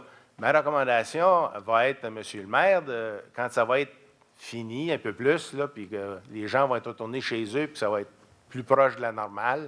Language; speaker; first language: French; native; French